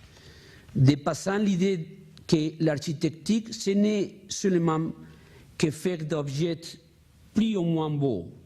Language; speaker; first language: French; non-native, learner; Spanish